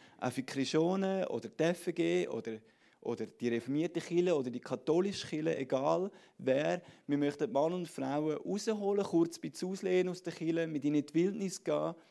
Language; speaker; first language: German; native; German